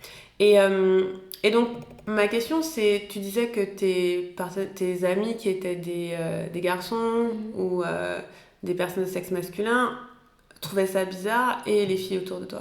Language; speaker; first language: French; native; French